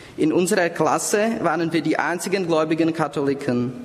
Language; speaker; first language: German; non-native, fluent; Czech